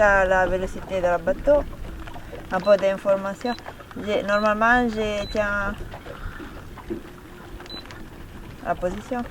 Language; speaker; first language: French; non-native, learner; Italian